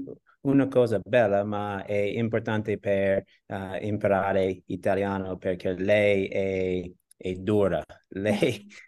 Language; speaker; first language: Italian; non-native, learner; English